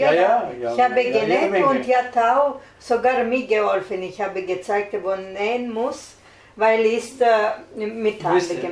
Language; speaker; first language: German; non-native, learner; Italian